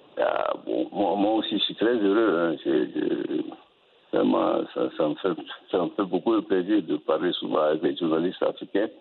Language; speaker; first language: French; non-native, local second language; Bambara